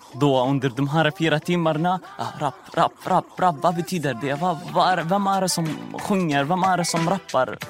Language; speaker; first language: Swedish; non-native, fluent; Arabic